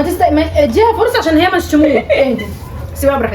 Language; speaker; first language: Arabic; native; Arabic